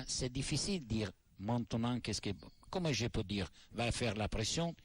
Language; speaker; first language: French; non-native, learner; Italian